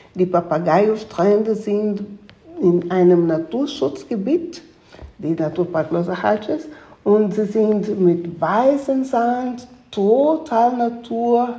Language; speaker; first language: German; non-native, fluent; Portuguese